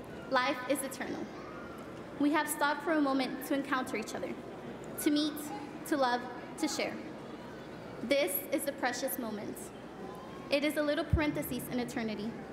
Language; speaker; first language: English; early bilingual, other home language; Spanish